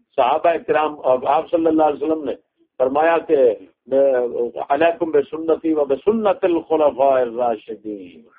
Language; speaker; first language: Urdu; non-native, local second language; Punjabi